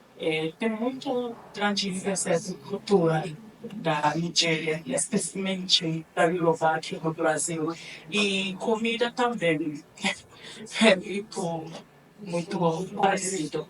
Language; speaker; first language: Portuguese; non-native, learner; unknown